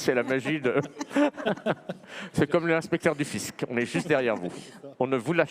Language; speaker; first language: French; native; French